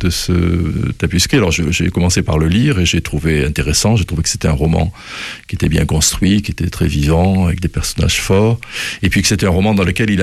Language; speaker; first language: French; native; French